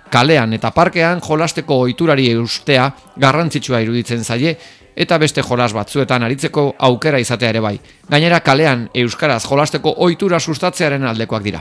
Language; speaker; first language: Basque; native; Basque